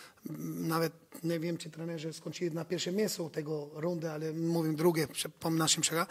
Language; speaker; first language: Polish; non-native, learner; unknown